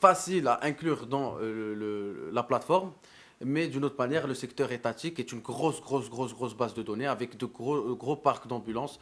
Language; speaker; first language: French; non-native, local second language; Arabic